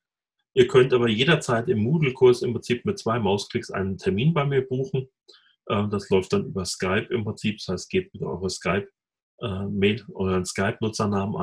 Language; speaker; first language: German; native; German